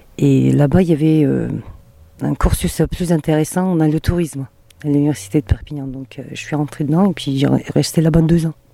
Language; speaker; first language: French; non-native, fluent; Russian